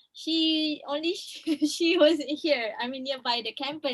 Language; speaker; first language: English; non-native, local second language; Malay